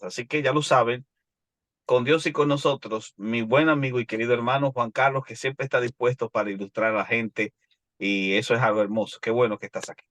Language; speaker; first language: Spanish; native; Spanish